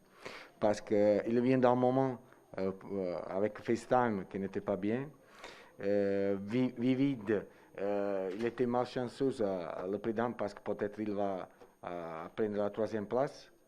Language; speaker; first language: French; non-native, learner; Italian